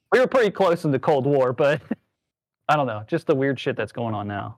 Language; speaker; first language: English; native; English